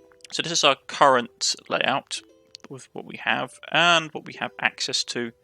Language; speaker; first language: English; native; English